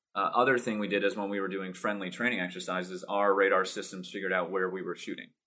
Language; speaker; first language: English; native; English